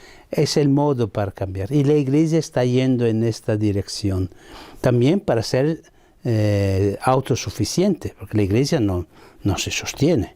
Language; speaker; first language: Spanish; non-native, fluent; Italian